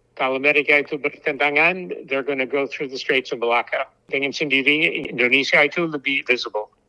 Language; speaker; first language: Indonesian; non-native, fluent; English